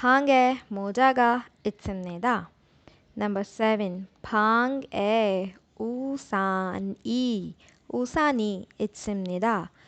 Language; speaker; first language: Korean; non-native, learner; Urdu